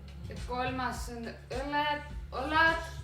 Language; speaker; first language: Estonian; non-native, learner; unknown